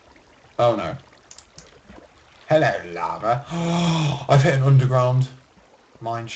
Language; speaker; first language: English; native; English